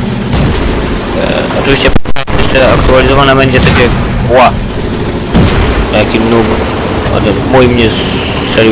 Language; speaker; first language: Polish; native; Polish